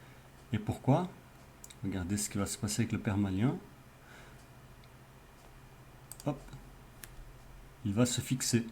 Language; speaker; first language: French; native; French